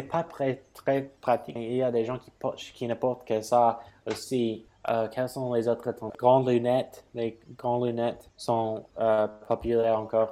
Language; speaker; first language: French; non-native, fluent; English